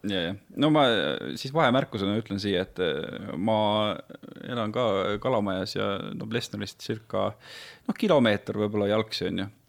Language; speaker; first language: Estonian; native; Estonian